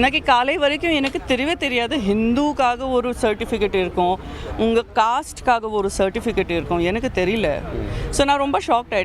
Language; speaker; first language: Tamil; non-native, local second language; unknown